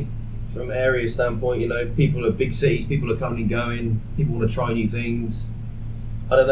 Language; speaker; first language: English; native; English